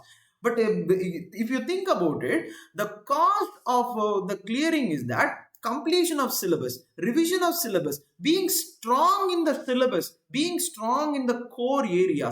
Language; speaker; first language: English; non-native, local second language; Tamil